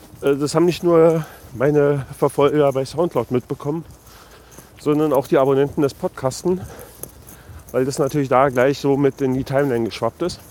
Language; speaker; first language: German; native; German